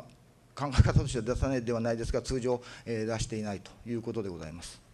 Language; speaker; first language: Japanese; native; Japanese